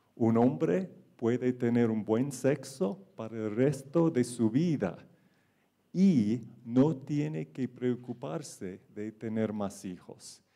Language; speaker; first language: Spanish; non-native, fluent; English